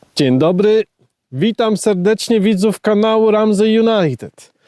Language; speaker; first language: Polish; native; Polish